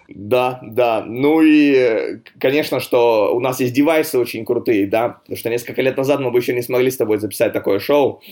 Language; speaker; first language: Russian; native; Russian